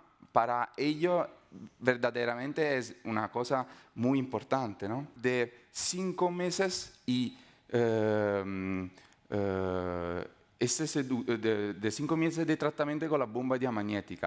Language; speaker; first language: Spanish; non-native, fluent; Italian